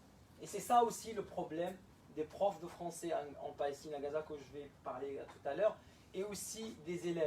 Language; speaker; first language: French; non-native, fluent; Arabic